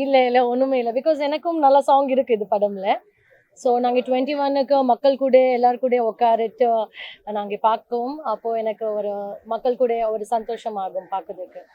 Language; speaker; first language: Tamil; non-native, learner; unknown